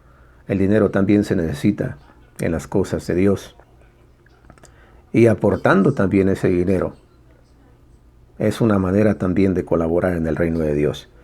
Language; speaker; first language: Spanish; native; Spanish